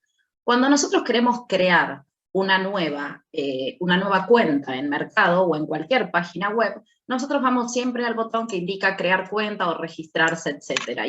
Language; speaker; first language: Spanish; native; Spanish